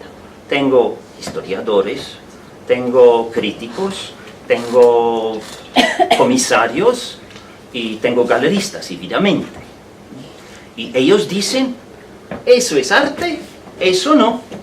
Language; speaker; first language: Spanish; non-native, fluent; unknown